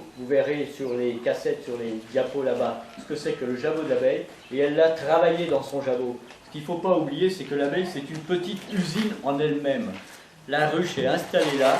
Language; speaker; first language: French; native; French